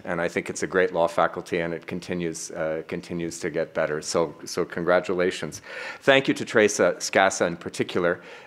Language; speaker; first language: English; native; English